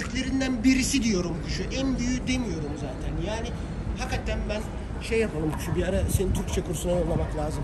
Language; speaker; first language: Turkish; native; Turkish